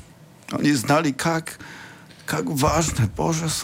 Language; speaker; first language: Russian; non-native, learner; Polish